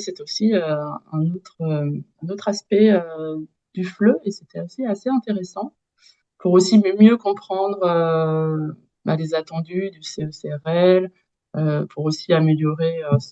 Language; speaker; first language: French; native; French